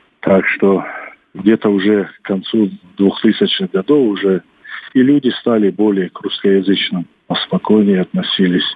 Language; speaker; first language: Russian; non-native, local second language; Ossetic